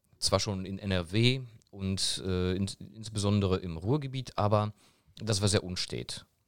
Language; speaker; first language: German; early bilingual, other home language; Polish